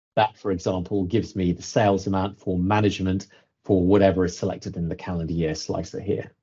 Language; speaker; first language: English; native; English